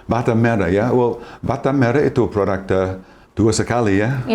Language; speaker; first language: Indonesian; non-native, fluent; English